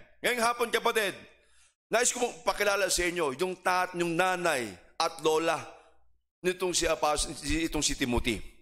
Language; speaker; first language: Filipino; non-native, local second language; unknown